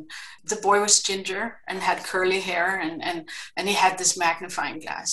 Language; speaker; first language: English; non-native, fluent; Kalaallisut